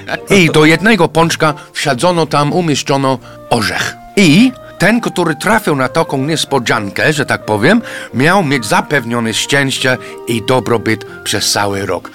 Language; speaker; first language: Polish; non-native, fluent; English